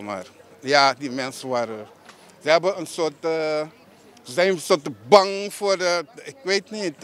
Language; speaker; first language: Dutch; non-native, local second language; Papiamento